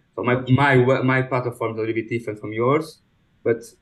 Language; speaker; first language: English; non-native, fluent; Portuguese